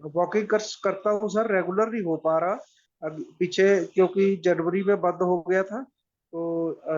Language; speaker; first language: Hindi; non-native, local second language; Punjabi